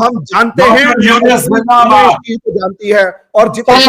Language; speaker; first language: Hindi; native; Hindi